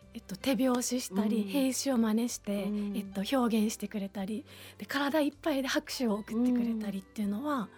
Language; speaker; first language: Japanese; native; Japanese